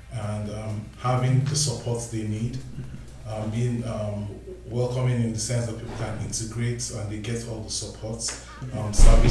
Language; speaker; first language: English; non-native, local second language; Yoruba